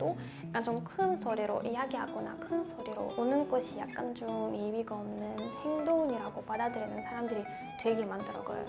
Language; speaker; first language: Korean; non-native, fluent; Russian